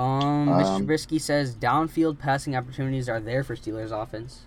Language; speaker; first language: English; native; English